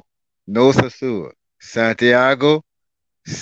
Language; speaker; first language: Spanish; non-native, learner; English